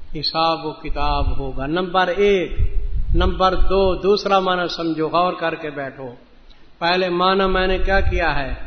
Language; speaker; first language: Urdu; native; Urdu